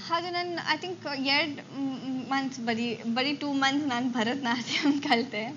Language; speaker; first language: Kannada; non-native, local second language; Bangla